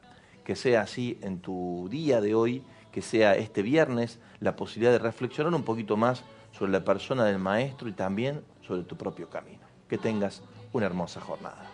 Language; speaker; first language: Spanish; native; Spanish